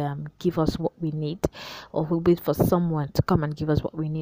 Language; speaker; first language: English; non-native, local second language; Yoruba